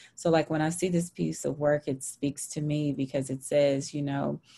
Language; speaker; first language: English; native; English